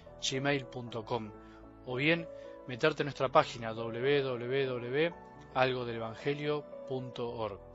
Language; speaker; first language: Spanish; native; Spanish